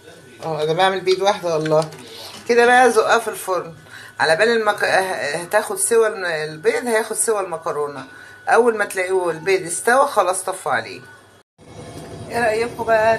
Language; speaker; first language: Arabic; native; Arabic